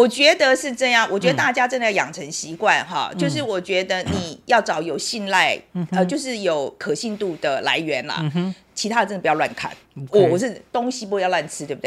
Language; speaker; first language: Chinese; native; Chinese